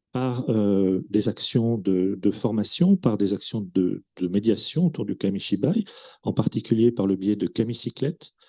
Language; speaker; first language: French; native; French